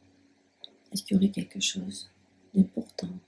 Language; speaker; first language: French; native; French